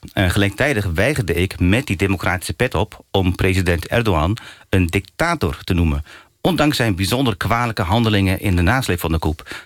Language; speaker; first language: Dutch; early bilingual, other home language; Turkish